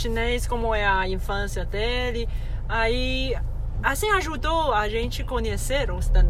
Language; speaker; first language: Portuguese; non-native, fluent; Chinese